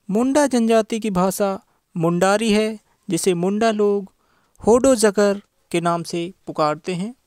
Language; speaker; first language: Hindi; native; Hindi